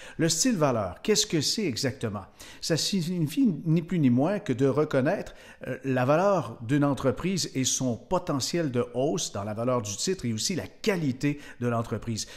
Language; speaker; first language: French; native; French